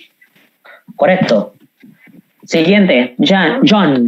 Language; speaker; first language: Spanish; non-native, fluent; Filipino